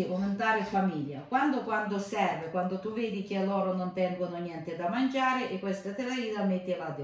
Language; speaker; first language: Italian; non-native, learner; Ukrainian